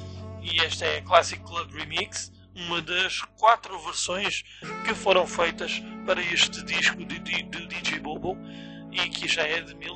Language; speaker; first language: Portuguese; native; Portuguese